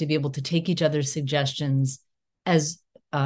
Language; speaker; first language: English; native; English